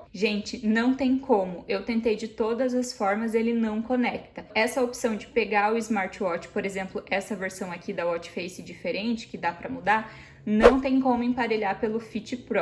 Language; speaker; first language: Portuguese; native; Portuguese